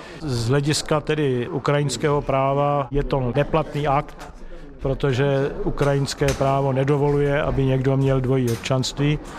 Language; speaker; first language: Czech; native; Czech